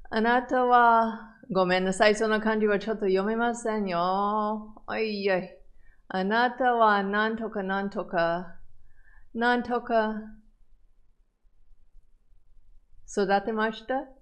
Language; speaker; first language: Japanese; non-native, fluent; English